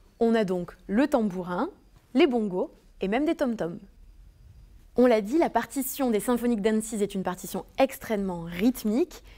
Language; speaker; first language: French; native; French